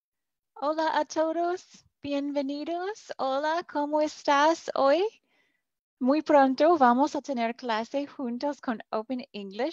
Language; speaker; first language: Spanish; non-native, fluent; English